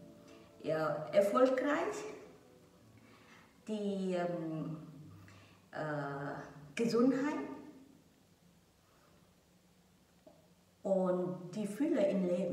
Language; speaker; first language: German; non-native, learner; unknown